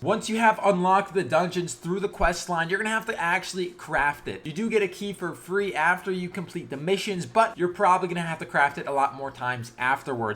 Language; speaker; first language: English; native; English